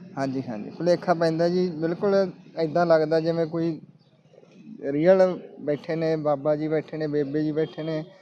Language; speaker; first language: Punjabi; native; Punjabi